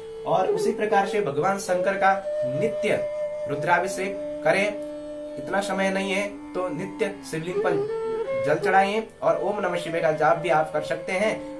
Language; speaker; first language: Hindi; native; Hindi